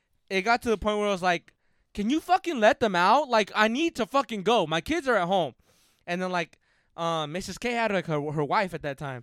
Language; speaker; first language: English; early bilingual, other home language; Spanish